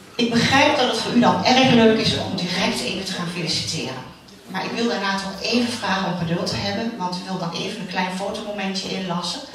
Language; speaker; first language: Dutch; native; Dutch